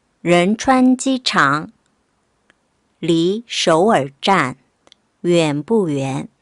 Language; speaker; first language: Chinese; non-native, fluent; Korean